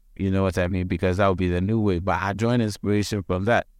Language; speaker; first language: English; non-native, local second language; Akan